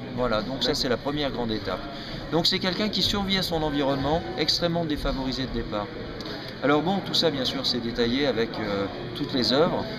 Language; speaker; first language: French; native; French